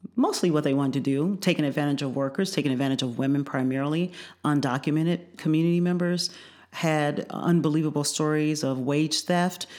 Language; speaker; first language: English; native; English